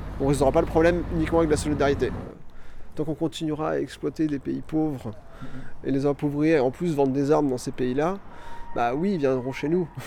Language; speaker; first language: French; native; French